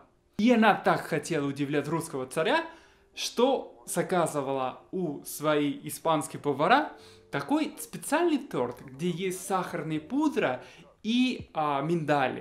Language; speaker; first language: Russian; non-native, fluent; Spanish